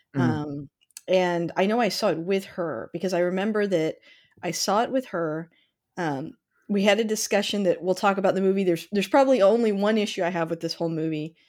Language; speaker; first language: English; native; English